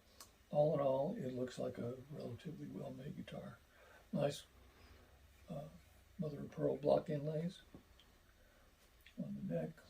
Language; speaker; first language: English; native; English